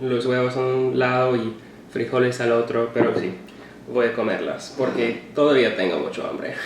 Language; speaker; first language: Spanish; non-native, learner; English